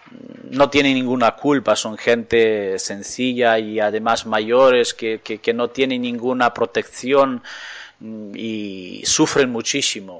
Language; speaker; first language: Spanish; non-native, fluent; Ukrainian